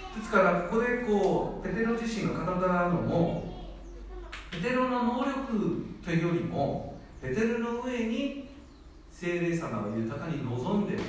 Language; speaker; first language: Japanese; non-native, fluent; Korean